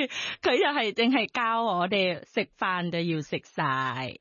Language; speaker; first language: Cantonese; non-native, learner; Thai